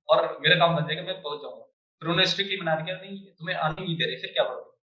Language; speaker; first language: Hindi; native; Hindi